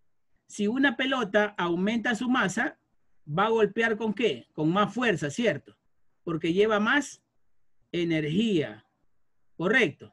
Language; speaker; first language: Spanish; native; Spanish